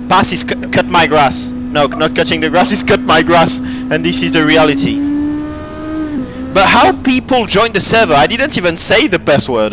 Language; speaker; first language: English; non-native, fluent; French